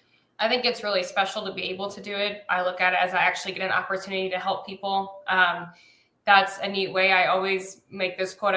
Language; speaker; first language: English; native; English